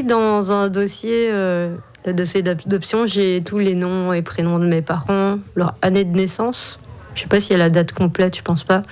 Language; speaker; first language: French; native; French